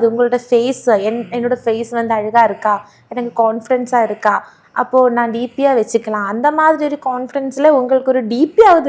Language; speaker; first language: Tamil; non-native, local second language; Malayalam